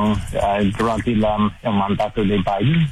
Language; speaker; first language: Spanish; non-native, learner; English